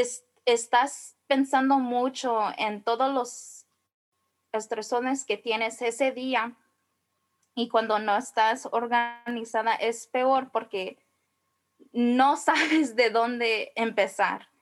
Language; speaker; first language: Spanish; early bilingual, heritage; Spanish